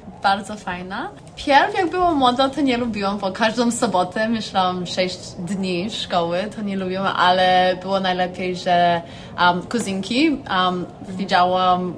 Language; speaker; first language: Polish; early bilingual, heritage; English